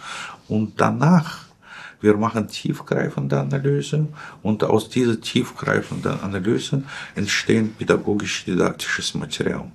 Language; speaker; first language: German; non-native, fluent; Russian